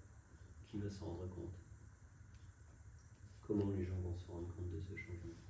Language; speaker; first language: French; native; French